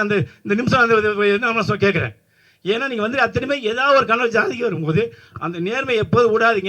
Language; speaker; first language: Tamil; native; Tamil